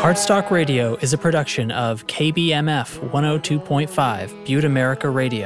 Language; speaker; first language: English; native; English